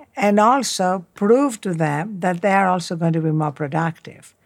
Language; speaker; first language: English; non-native, fluent; Greek